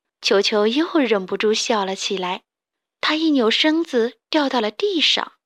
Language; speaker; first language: Chinese; native; Chinese